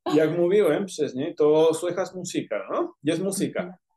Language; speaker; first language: Polish; non-native, fluent; Spanish